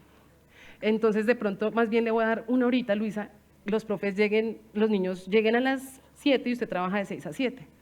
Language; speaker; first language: Spanish; native; Spanish